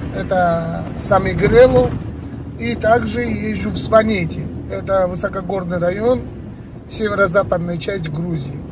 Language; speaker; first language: Russian; non-native, local second language; Georgian